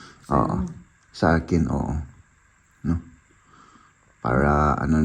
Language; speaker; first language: Filipino; native; Filipino